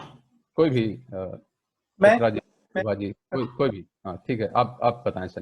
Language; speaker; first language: Hindi; native; Hindi